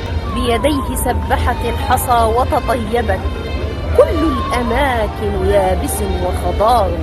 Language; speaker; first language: Arabic; native; Arabic